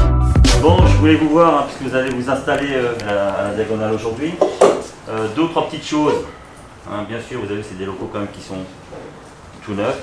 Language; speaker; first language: French; native; French